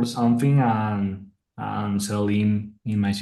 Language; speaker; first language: English; non-native, learner; Spanish